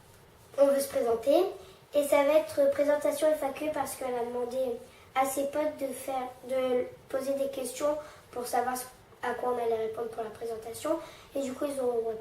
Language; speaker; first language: French; native; French